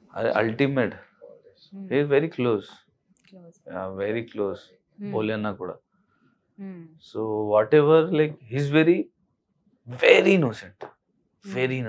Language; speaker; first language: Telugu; non-native, local second language; Hindi